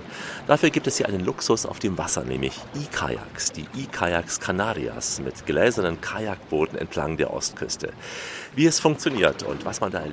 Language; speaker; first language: German; native; German